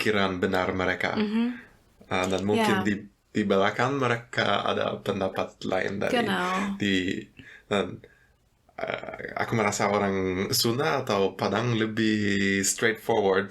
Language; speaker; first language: Indonesian; non-native, fluent; German